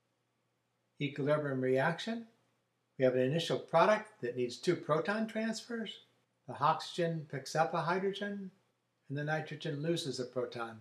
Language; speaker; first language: English; native; English